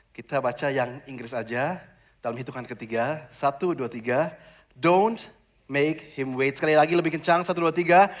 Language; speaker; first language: Indonesian; non-native, fluent; German